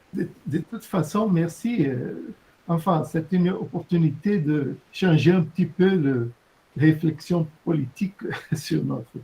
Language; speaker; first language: French; non-native, fluent; Portuguese